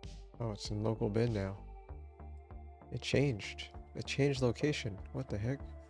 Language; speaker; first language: English; native; English